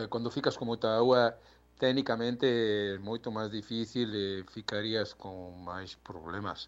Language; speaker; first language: Portuguese; non-native, learner; Spanish